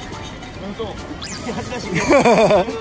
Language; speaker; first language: Japanese; native; Japanese